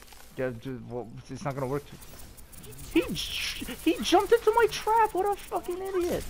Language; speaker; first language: English; native; English